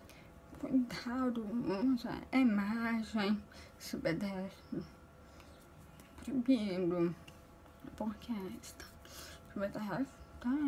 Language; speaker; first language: Portuguese; non-native, local second language; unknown